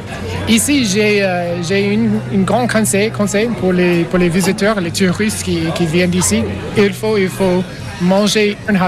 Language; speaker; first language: French; non-native, learner; English